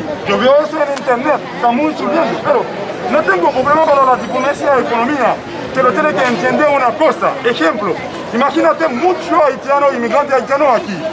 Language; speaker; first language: Spanish; non-native, learner; Haitian Creole